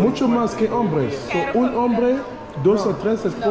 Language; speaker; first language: Portuguese; non-native, learner; English